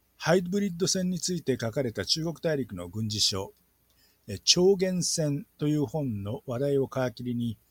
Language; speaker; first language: Japanese; native; Japanese